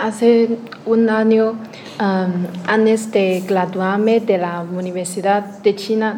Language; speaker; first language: Spanish; non-native, learner; Chinese